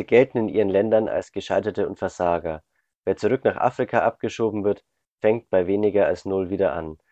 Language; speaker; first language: German; native; German